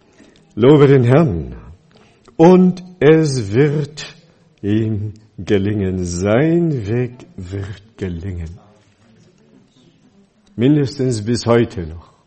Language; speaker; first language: German; non-native, fluent; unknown